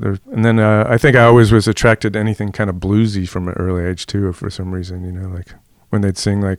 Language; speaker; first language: English; native; English